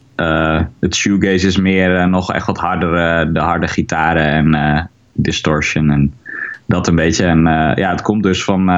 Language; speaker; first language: Dutch; native; Dutch